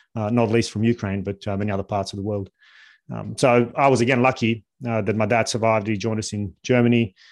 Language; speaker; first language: English; early bilingual, other home language; Bosnian